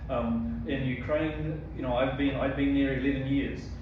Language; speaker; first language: English; native; English